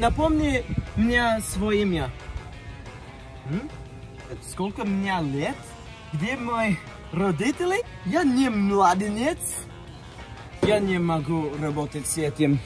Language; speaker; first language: Russian; non-native, learner; English